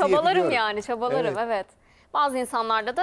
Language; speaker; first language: Turkish; native; Turkish